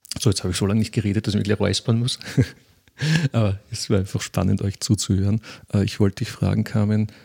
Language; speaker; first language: German; native; German